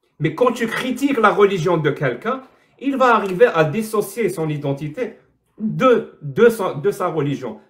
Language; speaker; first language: French; non-native, local second language; Arabic